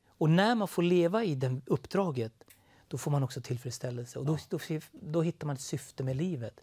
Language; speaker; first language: Swedish; native; Swedish